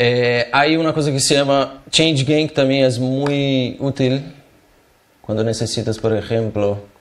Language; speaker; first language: Spanish; non-native, fluent; Portuguese